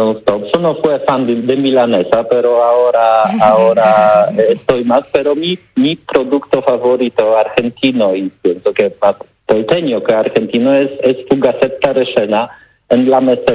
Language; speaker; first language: Spanish; non-native, learner; Polish